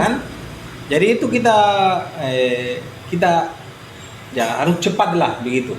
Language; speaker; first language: Indonesian; non-native, fluent; Spanish